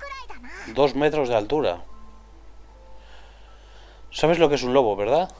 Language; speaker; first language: Spanish; native; Spanish